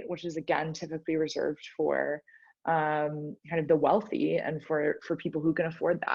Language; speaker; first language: English; native; English